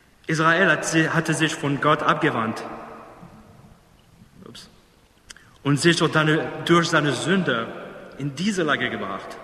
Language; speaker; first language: German; non-native, fluent; English